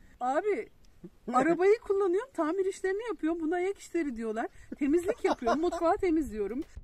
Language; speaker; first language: Turkish; native; Turkish